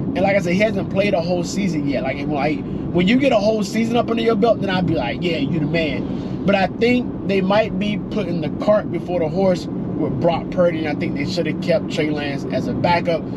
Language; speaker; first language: English; native; English